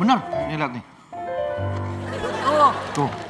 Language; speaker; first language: Indonesian; native; Indonesian